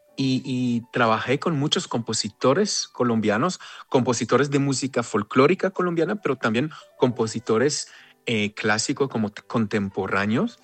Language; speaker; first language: Spanish; non-native, fluent; Hebrew